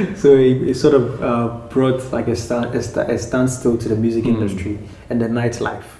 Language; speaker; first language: English; non-native, local second language; Akan